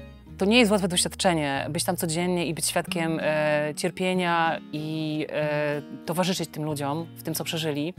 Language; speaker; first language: Polish; native; Polish